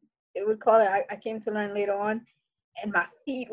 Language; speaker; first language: English; early bilingual, other home language; Fula